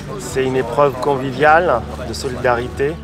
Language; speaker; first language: French; native; French